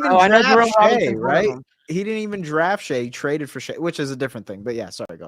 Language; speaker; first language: English; native; English